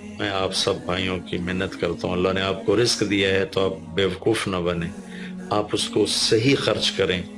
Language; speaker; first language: Urdu; non-native, local second language; Punjabi